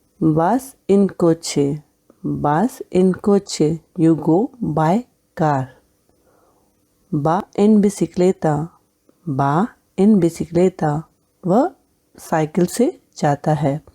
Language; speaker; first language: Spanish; non-native, fluent; Hindi